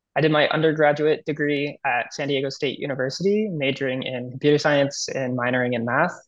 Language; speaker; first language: English; native; English